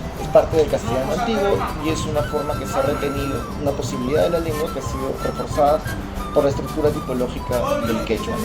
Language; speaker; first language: Spanish; native; Spanish